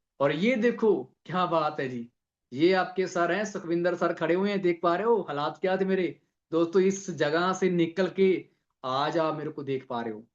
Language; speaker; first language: Hindi; non-native, local second language; Punjabi